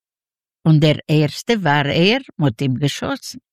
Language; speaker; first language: German; non-native, learner; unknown